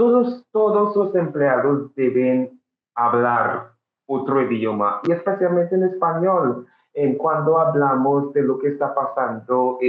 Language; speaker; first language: Spanish; non-native, fluent; English